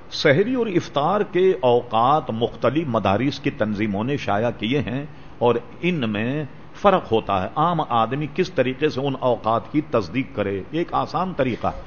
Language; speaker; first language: Urdu; native; Urdu